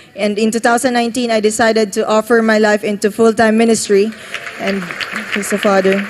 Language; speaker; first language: English; non-native, local second language; Filipino